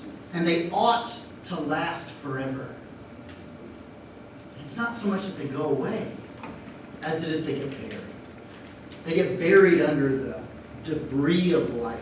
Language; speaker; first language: English; native; English